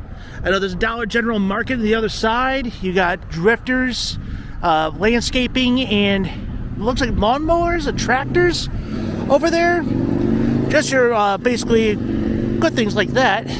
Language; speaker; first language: English; native; English